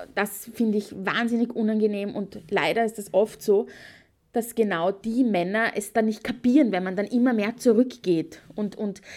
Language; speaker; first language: German; native; German